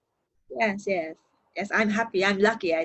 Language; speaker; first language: English; non-native, learner; Japanese